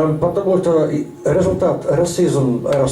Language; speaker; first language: Russian; non-native, learner; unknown